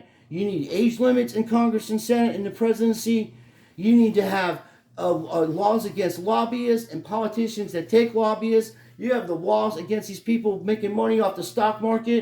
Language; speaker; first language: English; native; English